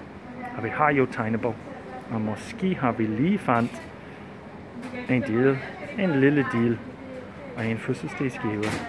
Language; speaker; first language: Danish; non-native, fluent; English